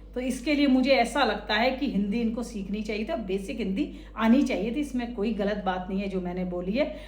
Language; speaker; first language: Hindi; native; Hindi